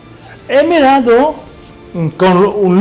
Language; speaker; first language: Spanish; non-native, fluent; English